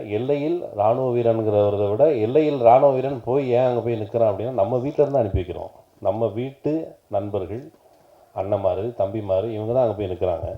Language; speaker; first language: Tamil; native; Tamil